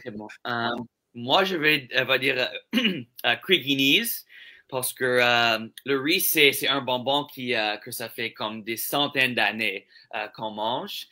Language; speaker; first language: French; non-native, local second language; English